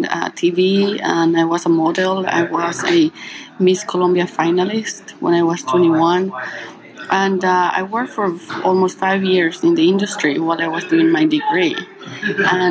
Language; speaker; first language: English; non-native, fluent; Spanish